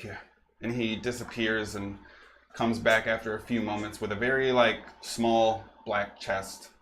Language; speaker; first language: English; native; English